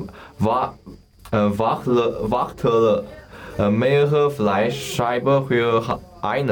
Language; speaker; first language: German; non-native, learner; Chinese